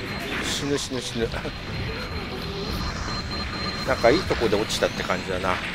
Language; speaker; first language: Japanese; native; Japanese